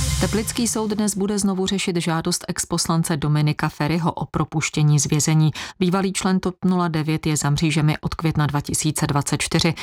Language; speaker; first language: Czech; native; Czech